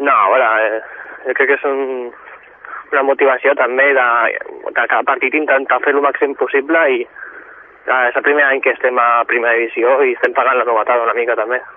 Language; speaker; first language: Catalan; native; Catalan